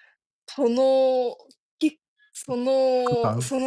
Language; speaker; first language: Japanese; non-native, fluent; Korean